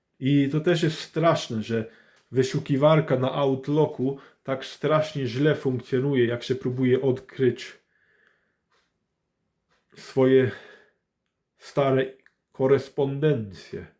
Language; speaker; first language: Polish; early bilingual, heritage; English